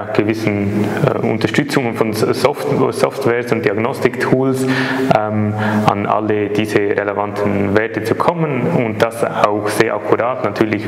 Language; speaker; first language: German; native; German